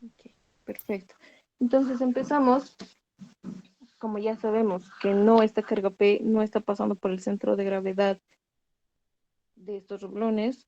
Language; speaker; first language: Spanish; native; Spanish